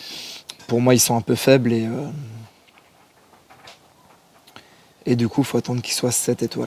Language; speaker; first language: French; native; French